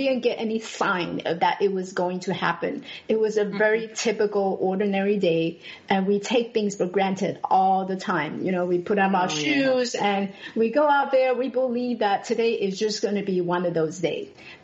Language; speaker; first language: English; non-native, fluent; Chinese